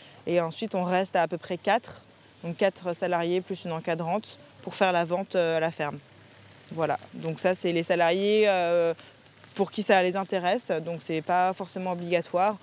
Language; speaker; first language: French; native; French